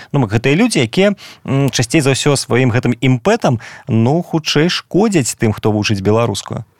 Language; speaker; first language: Belarusian; non-native, local second language; Russian